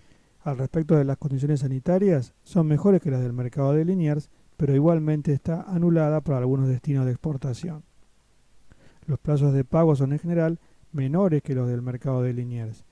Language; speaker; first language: Spanish; native; Spanish